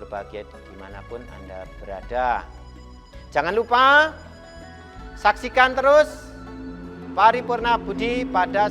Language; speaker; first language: Indonesian; native; Indonesian